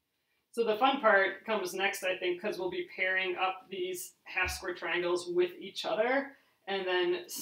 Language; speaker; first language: English; native; English